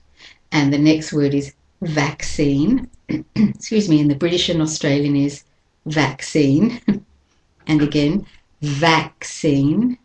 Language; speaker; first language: English; native; English